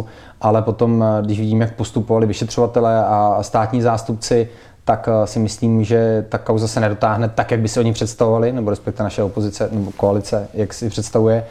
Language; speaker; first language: Czech; native; Czech